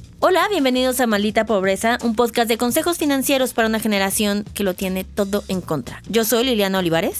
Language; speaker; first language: Spanish; native; Spanish